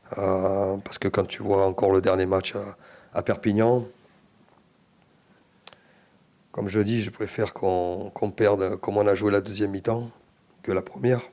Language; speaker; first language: French; native; French